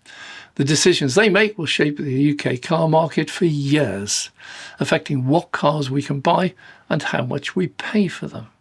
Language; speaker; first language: English; native; English